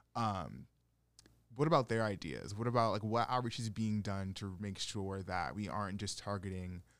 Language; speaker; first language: English; native; English